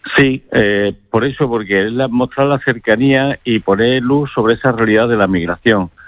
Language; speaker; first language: Spanish; native; Spanish